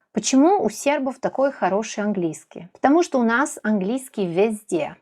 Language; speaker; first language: Russian; non-native, fluent; Serbian